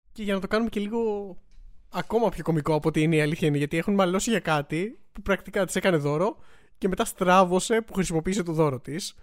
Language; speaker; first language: Greek; native; Greek